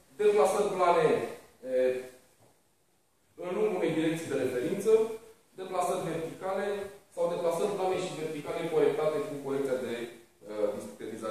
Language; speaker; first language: Romanian; native; Romanian